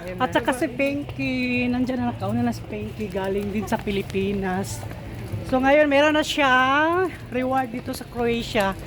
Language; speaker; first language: Filipino; non-native, local second language; Cebuano